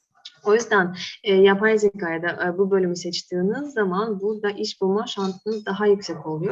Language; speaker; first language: Turkish; non-native, fluent; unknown